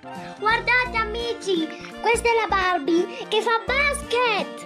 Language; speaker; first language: Italian; early bilingual, other home language; Spanish